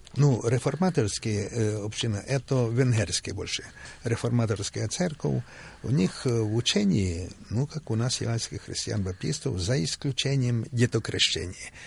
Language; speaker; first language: Russian; non-native, local second language; Ukrainian